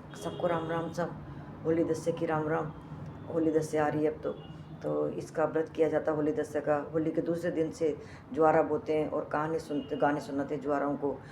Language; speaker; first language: Hindi; native; Hindi